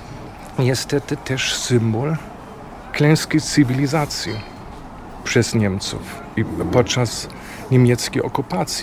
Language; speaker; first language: Polish; non-native, fluent; German